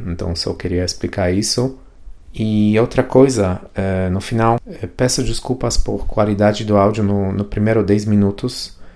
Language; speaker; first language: Portuguese; non-native, fluent; Polish